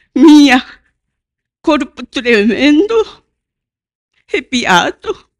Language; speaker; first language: Portuguese; non-native, learner; Japanese